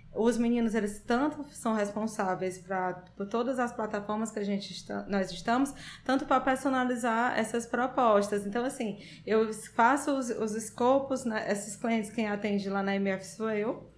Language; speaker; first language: Portuguese; native; Portuguese